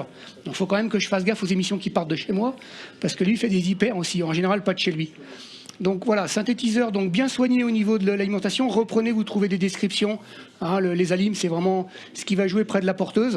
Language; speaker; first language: French; native; French